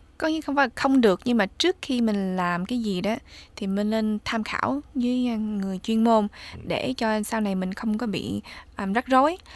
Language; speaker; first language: Vietnamese; early bilingual, heritage; Vietnamese